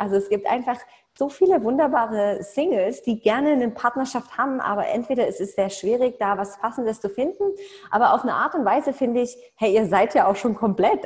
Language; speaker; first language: German; native; German